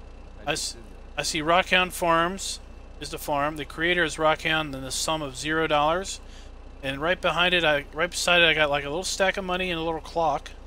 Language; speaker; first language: English; native; English